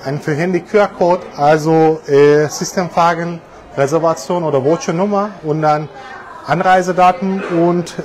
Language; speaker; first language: German; non-native, learner; Turkish